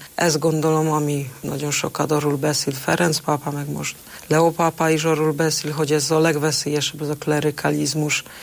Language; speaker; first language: Hungarian; non-native, fluent; Polish